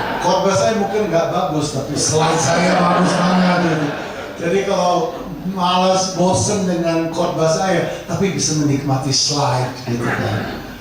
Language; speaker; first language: Indonesian; non-native, fluent; English